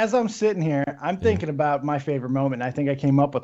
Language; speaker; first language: English; native; English